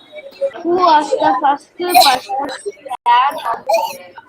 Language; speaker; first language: English; non-native, learner; Tamil